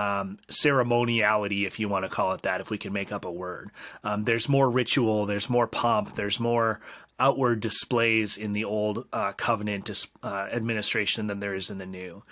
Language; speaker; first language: English; native; English